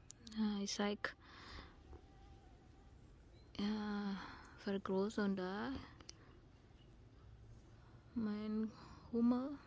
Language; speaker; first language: German; non-native, learner; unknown